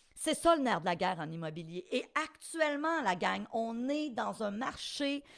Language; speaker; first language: French; native; French